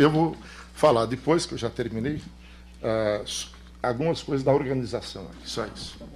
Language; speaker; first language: Portuguese; native; Portuguese